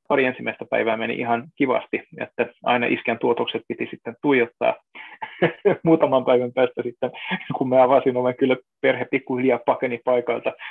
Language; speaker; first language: Finnish; non-native, fluent; Hungarian